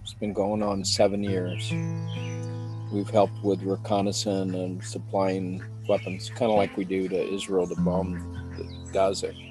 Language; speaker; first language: English; native; English